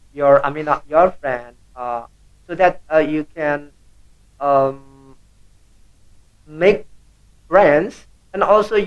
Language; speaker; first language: English; non-native, learner; Indonesian